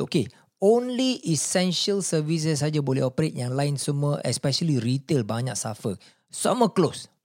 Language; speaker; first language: English; non-native, local second language; Malay